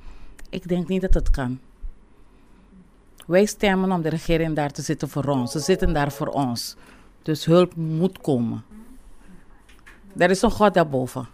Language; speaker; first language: Dutch; non-native, local second language; Papiamento